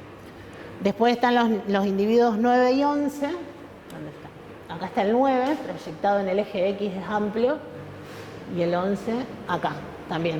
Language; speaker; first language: Spanish; native; Spanish